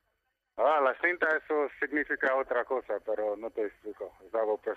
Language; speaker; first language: Spanish; non-native, learner; English